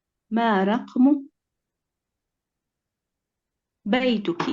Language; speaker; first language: Arabic; non-native, learner; Bosnian